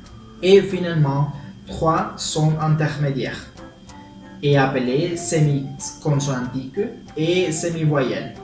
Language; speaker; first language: French; non-native, learner; Spanish